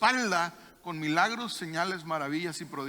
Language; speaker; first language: Spanish; native; Spanish